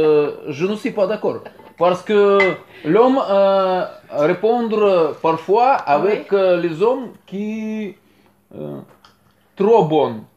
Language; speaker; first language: French; non-native, learner; Russian